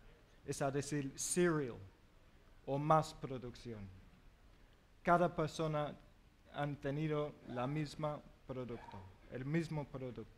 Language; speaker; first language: Spanish; non-native, learner; English